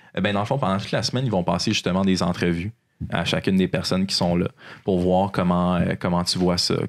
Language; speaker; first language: French; native; French